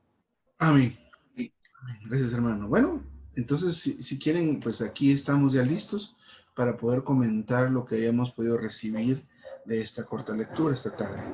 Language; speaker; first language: Spanish; native; Spanish